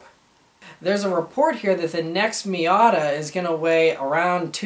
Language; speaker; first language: English; native; English